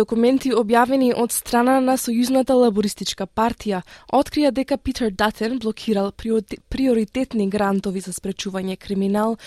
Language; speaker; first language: Macedonian; native; Macedonian